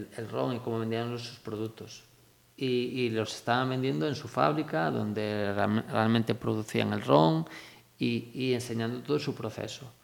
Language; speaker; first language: Spanish; native; Spanish